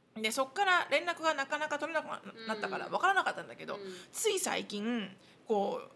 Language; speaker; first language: Japanese; native; Japanese